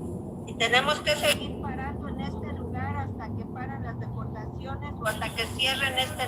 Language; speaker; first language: Spanish; native; Spanish